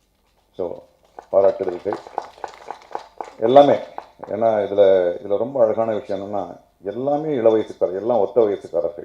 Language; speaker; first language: Tamil; native; Tamil